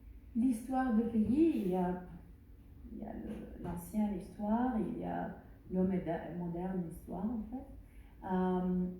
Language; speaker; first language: French; non-native, learner; Arabic